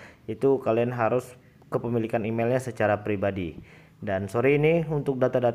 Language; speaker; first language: Indonesian; native; Indonesian